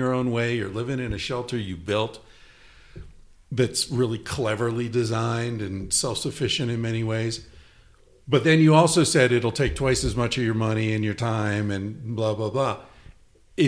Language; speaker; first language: English; native; English